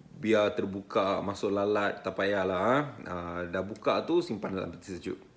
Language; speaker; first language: Malay; non-native, local second language; Tamil